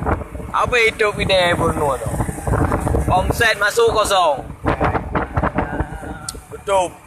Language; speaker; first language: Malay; non-native, local second language; Achinese